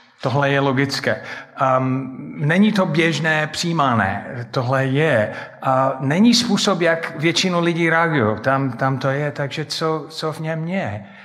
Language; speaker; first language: Czech; non-native, fluent; English